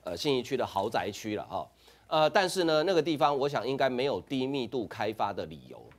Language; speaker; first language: Chinese; non-native, local second language; Hakka Chinese